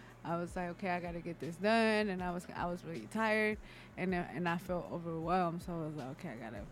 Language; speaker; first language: English; native; English